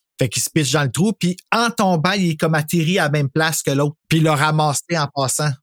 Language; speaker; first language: French; native; French